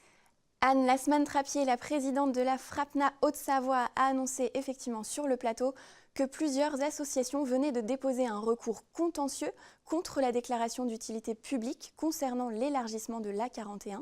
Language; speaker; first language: French; native; French